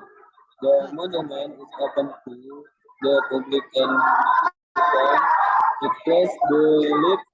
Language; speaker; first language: English; non-native, learner; Indonesian